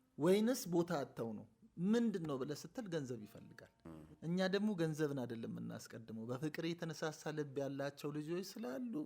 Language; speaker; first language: Amharic; native; Amharic